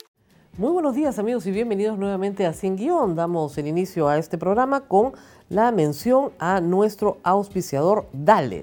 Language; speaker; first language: Spanish; native; Spanish